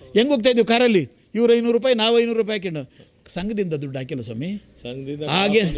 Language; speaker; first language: Kannada; native; Kannada